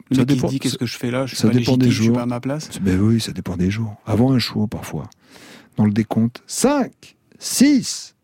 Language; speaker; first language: French; native; French